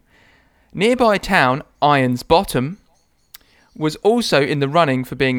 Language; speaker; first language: English; native; English